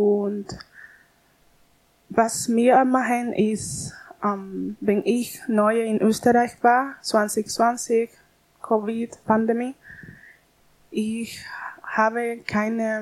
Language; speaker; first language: German; non-native, learner; Spanish